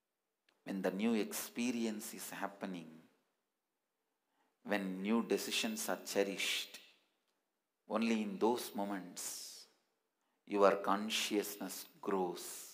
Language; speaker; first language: English; non-native, local second language; Tamil